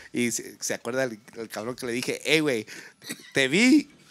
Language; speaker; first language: Spanish; early bilingual, heritage; Spanish